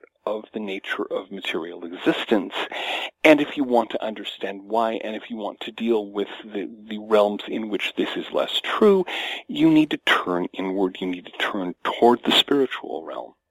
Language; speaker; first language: English; native; English